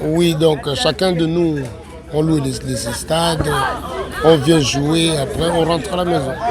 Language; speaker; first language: French; non-native, local second language; Lingala